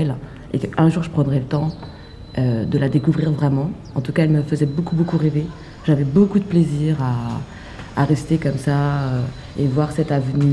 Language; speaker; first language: French; native; French